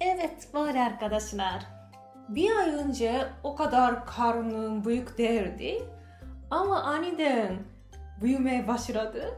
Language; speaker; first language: Turkish; non-native, fluent; Japanese